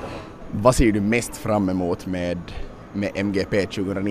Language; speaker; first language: Swedish; native; Swedish